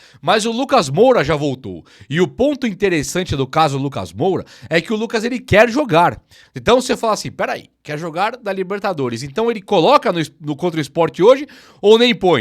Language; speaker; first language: Portuguese; native; Portuguese